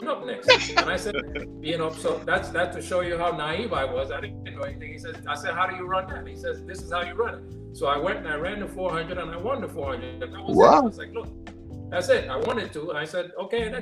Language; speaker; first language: English; non-native, fluent; Spanish